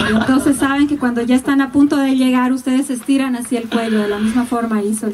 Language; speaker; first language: Spanish; native; Spanish